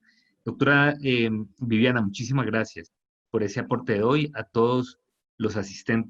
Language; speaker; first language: Spanish; native; Spanish